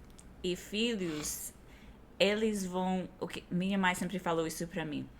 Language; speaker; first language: Portuguese; non-native, fluent; English